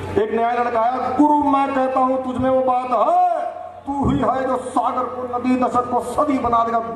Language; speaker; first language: Hindi; native; Hindi